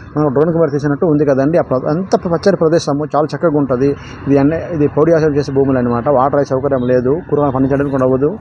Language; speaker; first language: Telugu; non-native, local second language; Odia